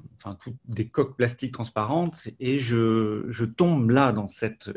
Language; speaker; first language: French; native; French